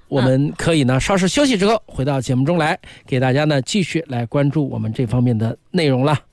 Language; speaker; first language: Chinese; native; Chinese